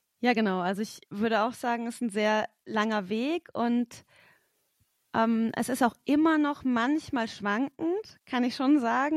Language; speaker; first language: German; native; German